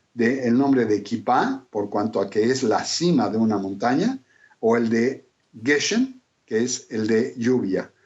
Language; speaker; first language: Spanish; native; Spanish